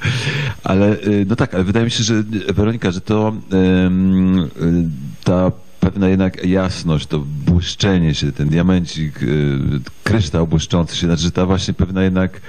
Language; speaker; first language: Polish; native; Polish